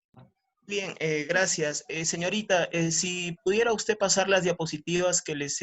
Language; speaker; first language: Spanish; native; Spanish